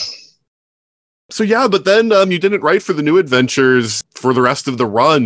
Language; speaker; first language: English; native; English